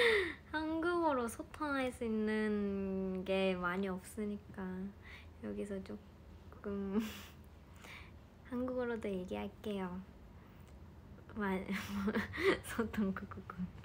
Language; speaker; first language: Korean; non-native, fluent; Japanese